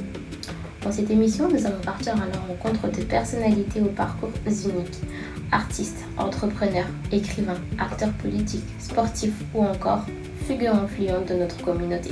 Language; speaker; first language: French; native; French